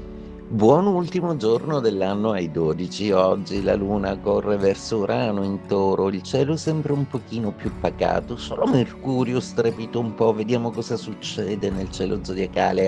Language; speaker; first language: Italian; native; Italian